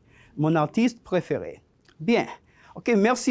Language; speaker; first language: French; non-native, fluent; Spanish